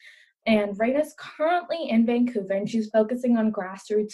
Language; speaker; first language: English; early bilingual, other home language; Urdu